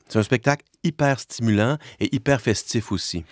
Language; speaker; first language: French; native; French